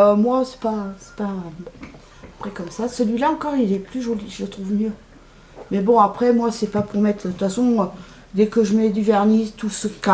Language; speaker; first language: French; native; French